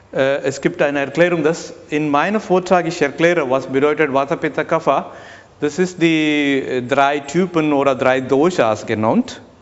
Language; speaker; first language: German; non-native, learner; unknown